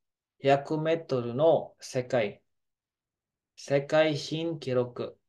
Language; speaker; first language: Japanese; non-native, fluent; Filipino